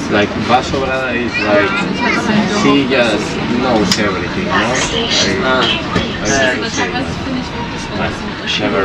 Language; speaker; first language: English; non-native, fluent; Spanish